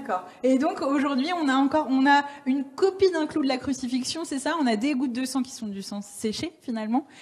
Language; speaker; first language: French; native; French